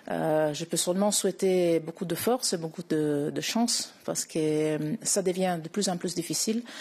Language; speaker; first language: French; non-native, fluent; Italian